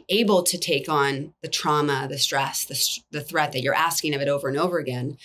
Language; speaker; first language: English; native; English